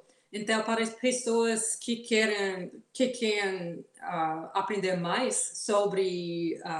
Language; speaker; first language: Portuguese; non-native, fluent; English